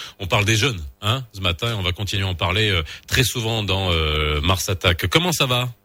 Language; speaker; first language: French; non-native, local second language; Arabic